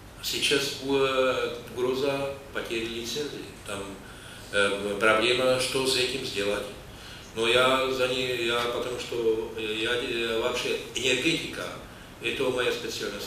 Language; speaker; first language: Russian; non-native, fluent; Czech